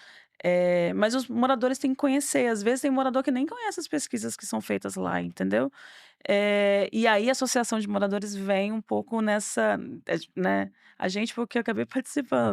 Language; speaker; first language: Portuguese; native; Portuguese